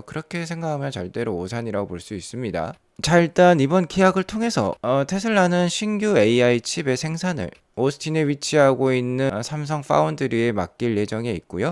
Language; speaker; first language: Korean; native; Korean